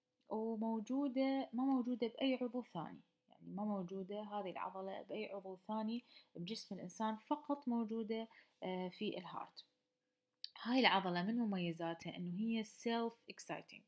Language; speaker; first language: Arabic; native; Arabic